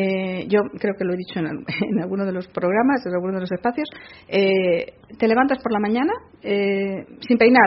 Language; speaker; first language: Spanish; native; Spanish